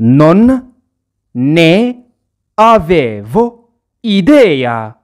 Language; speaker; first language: Italian; non-native, fluent; Arabic